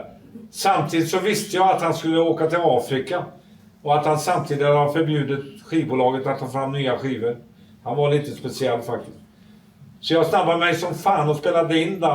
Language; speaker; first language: Swedish; native; Swedish